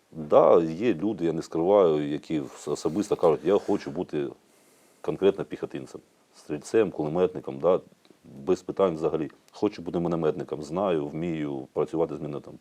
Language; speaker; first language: Ukrainian; native; Ukrainian